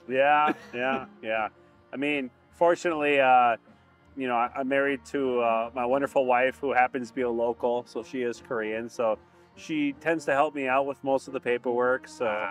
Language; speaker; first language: English; native; English